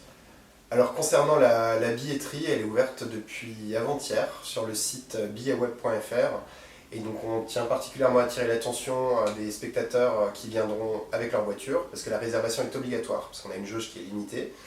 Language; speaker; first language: French; native; French